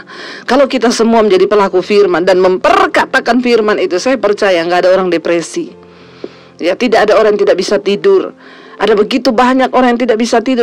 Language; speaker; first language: Indonesian; native; Indonesian